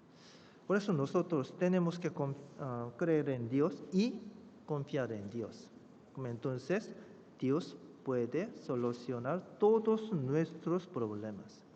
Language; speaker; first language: Spanish; non-native, fluent; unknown